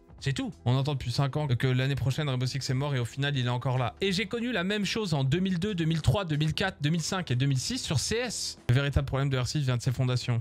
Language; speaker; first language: French; native; French